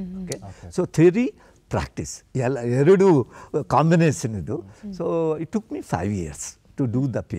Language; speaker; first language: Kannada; non-native, fluent; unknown